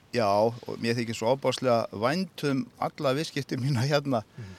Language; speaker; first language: Icelandic; non-native, fluent; Polish